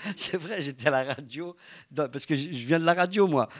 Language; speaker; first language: French; native; French